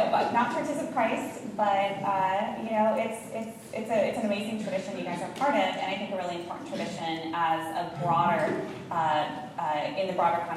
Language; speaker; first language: English; native; English